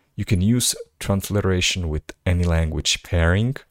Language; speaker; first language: English; non-native, fluent; Slovak